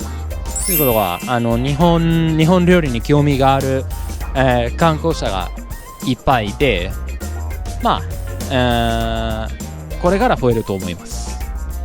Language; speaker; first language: Japanese; non-native, fluent; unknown